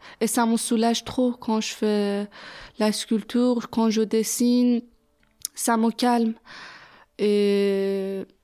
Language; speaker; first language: French; non-native, fluent; Persian